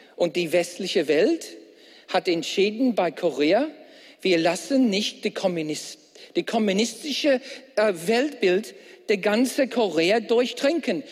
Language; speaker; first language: German; non-native, fluent; English